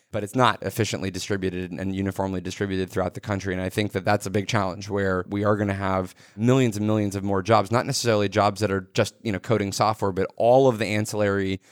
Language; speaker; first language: English; native; English